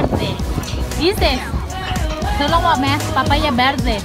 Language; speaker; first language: Spanish; non-native, learner; Thai